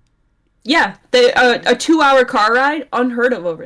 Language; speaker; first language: English; native; English